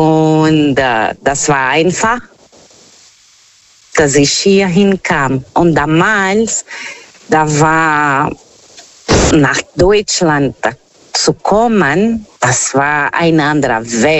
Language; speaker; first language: German; non-native, learner; Portuguese